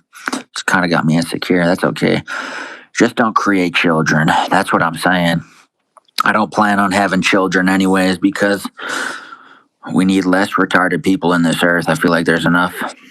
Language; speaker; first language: English; native; English